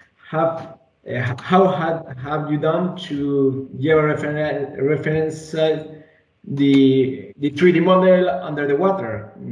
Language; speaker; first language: English; non-native, fluent; Spanish